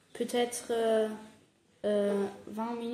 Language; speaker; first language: French; non-native, learner; German